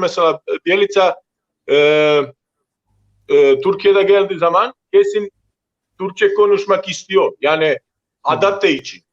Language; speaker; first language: Turkish; non-native, learner; Croatian